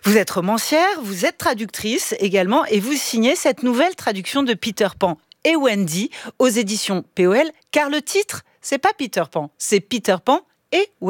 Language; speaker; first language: French; native; French